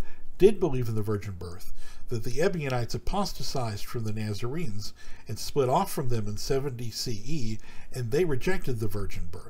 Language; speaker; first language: English; native; English